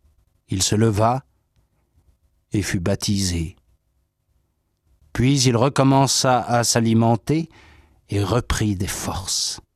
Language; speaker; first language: French; native; French